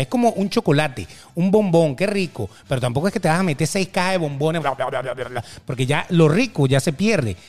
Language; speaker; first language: Spanish; native; Spanish